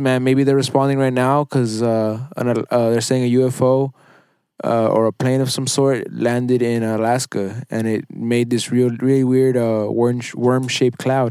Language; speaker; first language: English; early bilingual, other home language; Spanish